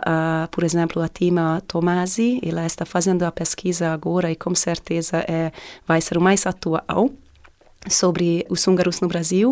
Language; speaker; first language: Portuguese; non-native, fluent; Hungarian